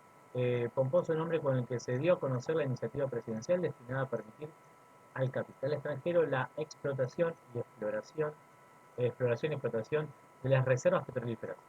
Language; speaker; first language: Spanish; native; Spanish